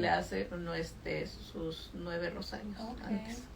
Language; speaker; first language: Spanish; native; Spanish